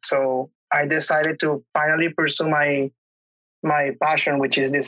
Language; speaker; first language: English; non-native, fluent; Spanish